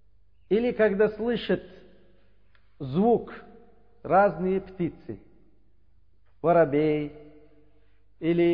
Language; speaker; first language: Russian; non-native, learner; Uzbek